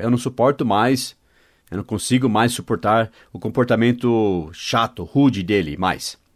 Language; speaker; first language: Portuguese; non-native, fluent; English